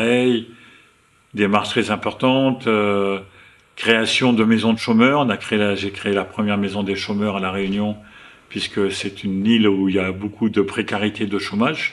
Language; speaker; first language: French; native; French